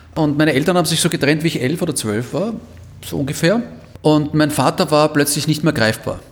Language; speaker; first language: German; native; German